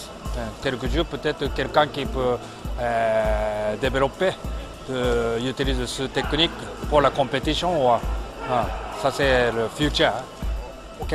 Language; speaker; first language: French; non-native, learner; Japanese